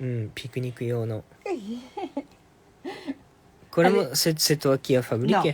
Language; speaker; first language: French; non-native, learner; Japanese